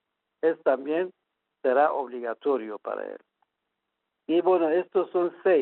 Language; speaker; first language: Spanish; non-native, fluent; Persian